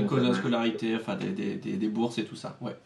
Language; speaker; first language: French; native; French